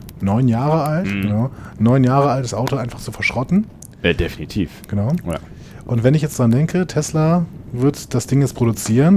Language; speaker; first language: German; native; German